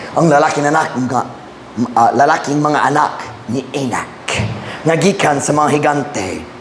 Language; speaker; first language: Cebuano; non-native, fluent; English